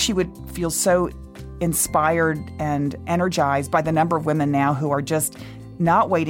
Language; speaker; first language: English; native; English